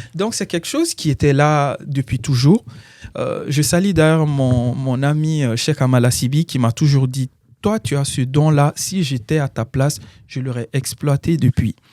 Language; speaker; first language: French; non-native, local second language; Bambara